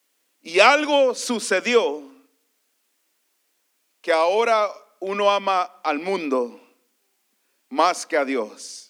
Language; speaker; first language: Spanish; early bilingual, heritage; Spanish